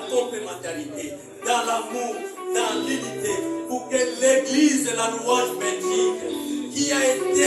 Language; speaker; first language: French; non-native, local second language; Lingala